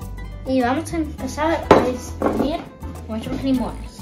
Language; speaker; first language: Spanish; early bilingual, heritage; Spanish